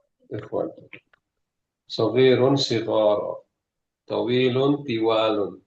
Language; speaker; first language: Arabic; non-native, learner; Indonesian